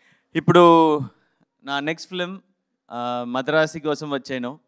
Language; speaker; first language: Telugu; non-native, learner; Tamil